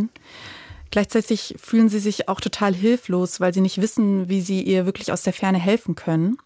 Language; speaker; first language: German; native; German